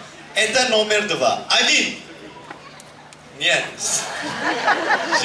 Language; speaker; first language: Russian; non-native, learner; Turkish